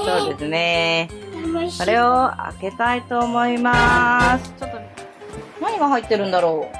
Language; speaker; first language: Japanese; native; Japanese